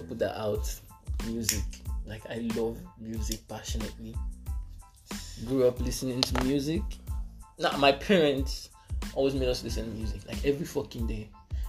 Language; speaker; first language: English; non-native, local second language; Yoruba